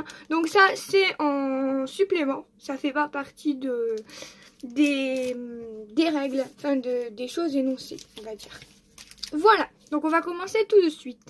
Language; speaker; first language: French; native; French